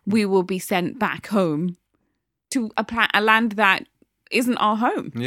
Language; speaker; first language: English; native; English